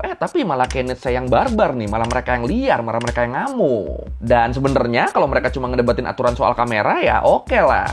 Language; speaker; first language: Indonesian; native; Indonesian